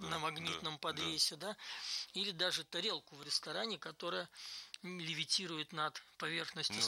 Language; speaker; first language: Russian; native; Russian